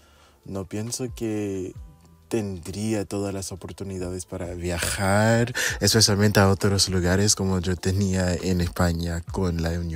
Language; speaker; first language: Spanish; non-native, fluent; English